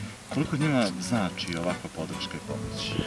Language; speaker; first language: Bosnian; native; Bosnian